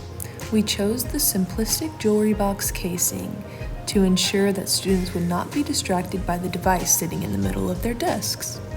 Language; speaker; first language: English; native; English